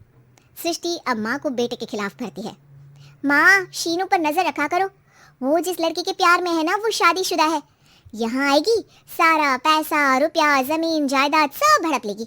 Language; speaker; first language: Hindi; native; Hindi